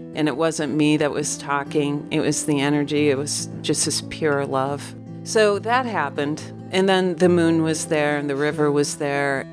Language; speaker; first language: English; native; English